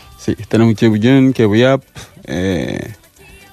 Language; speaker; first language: Catalan; non-native, learner; Mandingo